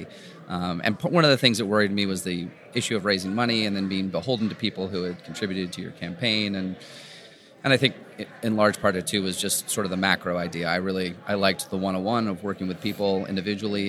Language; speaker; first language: English; native; English